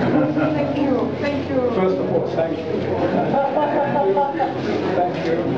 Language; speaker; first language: English; non-native, learner; Estonian